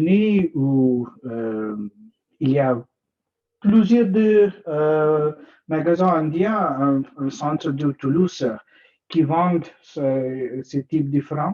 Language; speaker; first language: French; non-native, learner; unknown